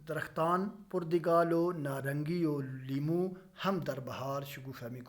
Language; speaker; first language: Persian; non-native, fluent; Urdu